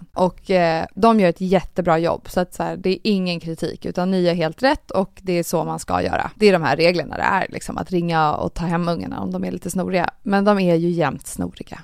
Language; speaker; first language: Swedish; native; Swedish